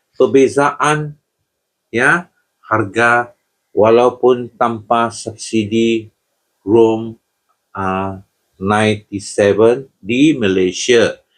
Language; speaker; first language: Malay; non-native, local second language; Chinese